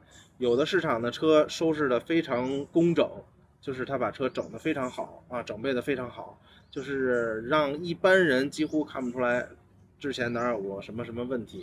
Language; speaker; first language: Chinese; native; Chinese